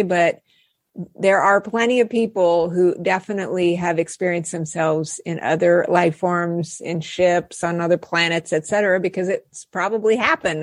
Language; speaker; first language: English; native; English